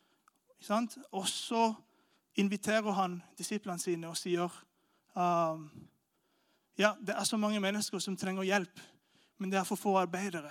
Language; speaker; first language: Norwegian; non-native, fluent; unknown